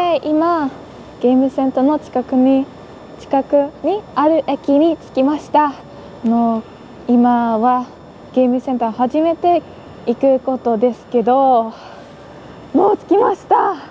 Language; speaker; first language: Japanese; non-native, learner; Dutch